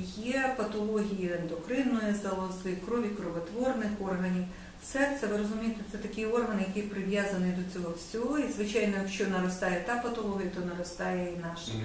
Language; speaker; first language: Ukrainian; native; Ukrainian